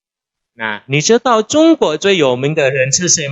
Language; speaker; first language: Chinese; non-native, fluent; Indonesian